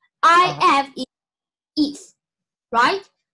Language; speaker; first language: English; non-native, learner; Chinese